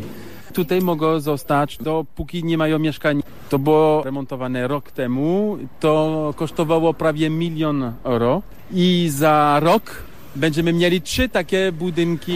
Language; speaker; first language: Polish; non-native, learner; French